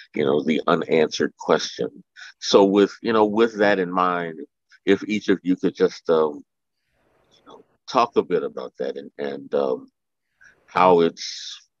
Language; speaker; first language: English; native; English